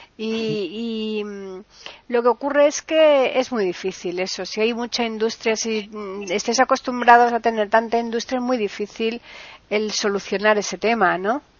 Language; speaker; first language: Spanish; native; Spanish